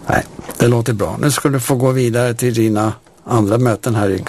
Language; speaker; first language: Swedish; native; Swedish